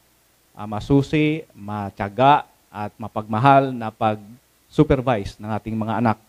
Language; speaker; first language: Filipino; native; Filipino